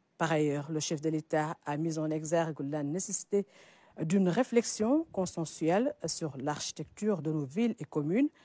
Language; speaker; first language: French; non-native, local second language; Wolof